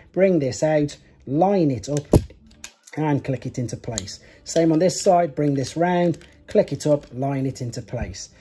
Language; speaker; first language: English; native; English